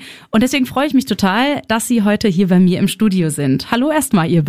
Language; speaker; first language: German; native; German